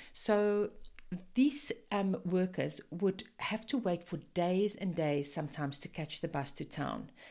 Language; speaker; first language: English; non-native, local second language; Afrikaans